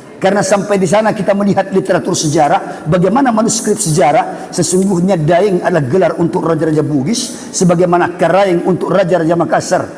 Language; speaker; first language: Malay; non-native, local second language; Buginese